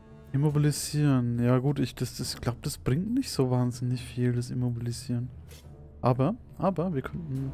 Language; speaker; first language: German; native; German